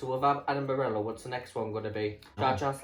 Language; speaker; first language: English; native; English